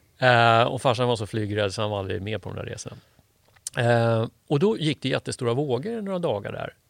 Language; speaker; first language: Swedish; native; Swedish